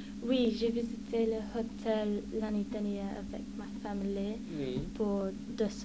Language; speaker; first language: French; non-native, learner; English